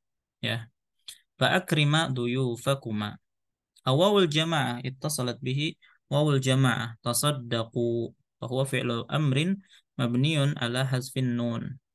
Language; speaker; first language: Arabic; non-native, fluent; Indonesian